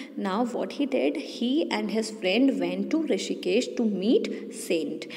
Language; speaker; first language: English; non-native, local second language; Hindi